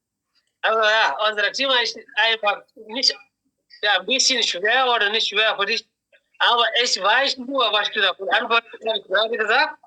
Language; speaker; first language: German; non-native, learner; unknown